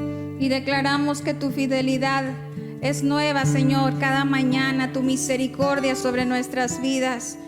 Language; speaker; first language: Spanish; native; Spanish